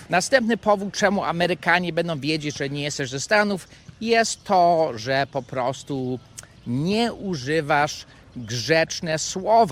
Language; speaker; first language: Polish; non-native, fluent; English